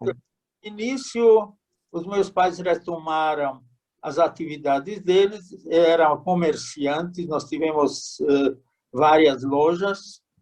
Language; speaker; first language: Portuguese; non-native, fluent; Hungarian